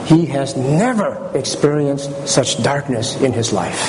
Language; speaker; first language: English; early bilingual, other home language; Chinese